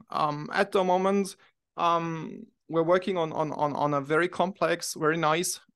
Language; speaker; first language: English; non-native, fluent; German